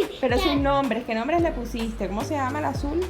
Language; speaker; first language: Spanish; native; Spanish